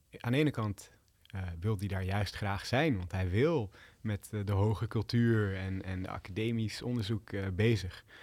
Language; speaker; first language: Dutch; native; Dutch